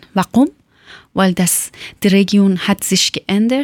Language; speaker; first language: German; non-native, learner; Persian